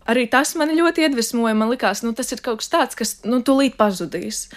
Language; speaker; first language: Latvian; non-native, fluent; Russian